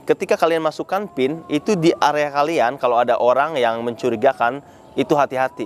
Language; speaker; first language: Indonesian; native; Indonesian